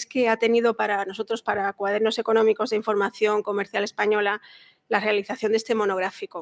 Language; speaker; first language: Spanish; native; Spanish